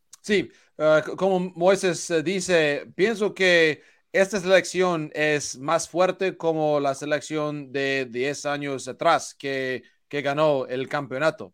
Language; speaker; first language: Spanish; non-native, learner; English